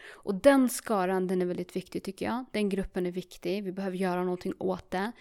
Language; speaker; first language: Swedish; early bilingual, other home language; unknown